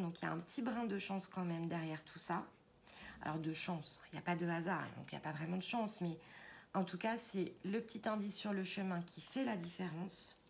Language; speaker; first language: French; native; French